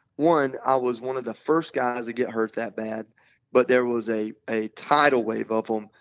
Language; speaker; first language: English; native; English